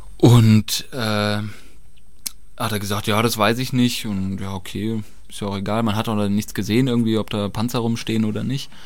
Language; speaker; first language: German; native; German